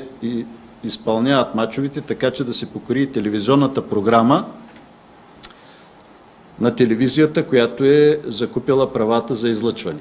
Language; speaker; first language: Bulgarian; native; Bulgarian